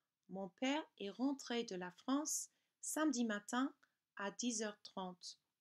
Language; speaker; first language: French; non-native, fluent; English